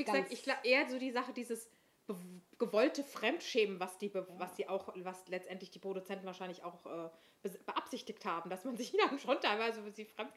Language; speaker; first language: German; native; German